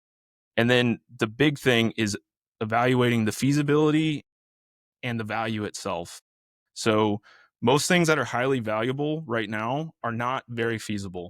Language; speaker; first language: English; native; English